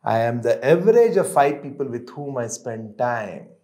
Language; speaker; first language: English; non-native, local second language; Kannada